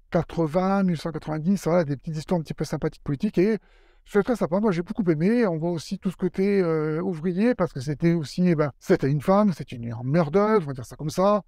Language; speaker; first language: French; native; French